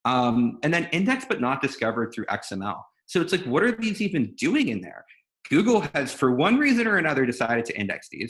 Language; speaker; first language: English; native; English